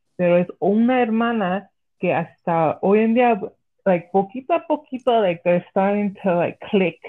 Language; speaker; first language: Spanish; early bilingual, heritage; Spanish